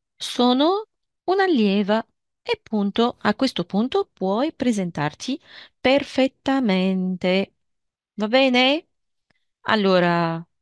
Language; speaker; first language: Italian; non-native, fluent; Arabic